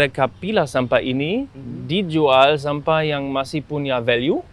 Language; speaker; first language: Indonesian; non-native, fluent; German